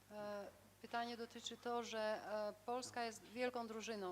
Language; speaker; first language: Polish; non-native, fluent; Albanian